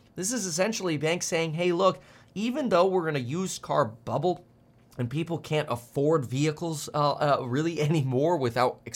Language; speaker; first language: English; native; English